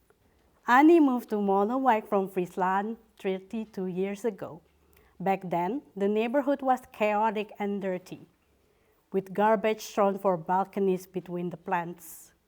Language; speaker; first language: English; non-native, fluent; Indonesian